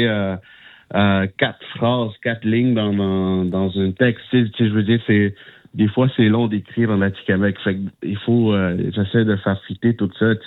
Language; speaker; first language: French; non-native, local second language; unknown